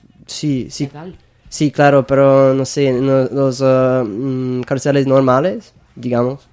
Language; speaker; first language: Spanish; non-native, fluent; English